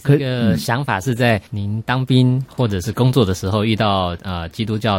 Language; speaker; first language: Chinese; native; Chinese